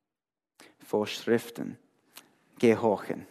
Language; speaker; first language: German; non-native, fluent; English